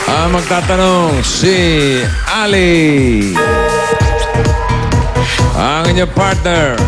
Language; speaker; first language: Filipino; native; Filipino